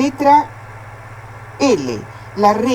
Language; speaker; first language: Spanish; non-native, fluent; Portuguese